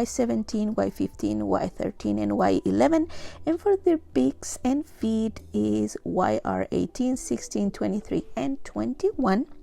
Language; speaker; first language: English; non-native, fluent; Spanish